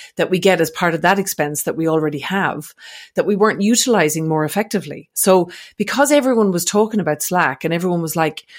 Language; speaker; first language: English; native; English